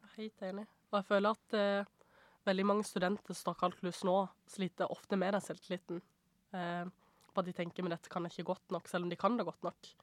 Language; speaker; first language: Norwegian; early bilingual, other home language; Persian